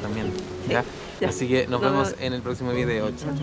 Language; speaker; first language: Spanish; native; Spanish